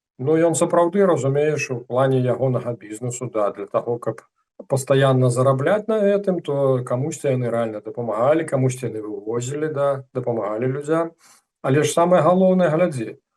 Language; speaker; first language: Belarusian; non-native, local second language; Russian